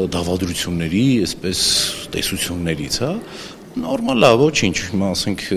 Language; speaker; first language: Armenian; native; Armenian